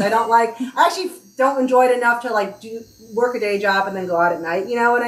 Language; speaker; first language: English; native; English